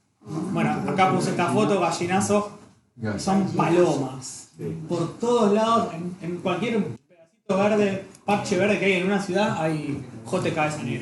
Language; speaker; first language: Spanish; native; Spanish